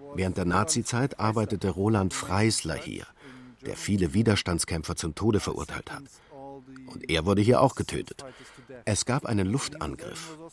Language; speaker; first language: German; native; German